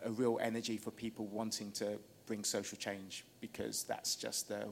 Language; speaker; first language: English; native; English